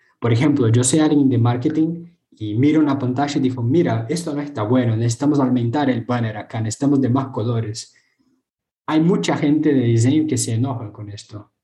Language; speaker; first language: Spanish; non-native, fluent; Portuguese